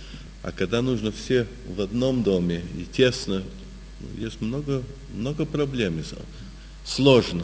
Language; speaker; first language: Russian; early bilingual, heritage; Russian